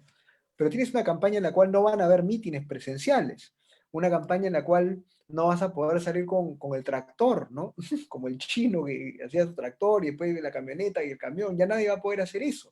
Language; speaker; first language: Spanish; native; Spanish